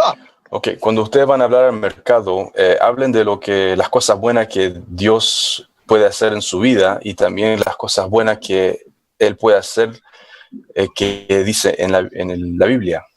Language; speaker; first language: Spanish; non-native, fluent; English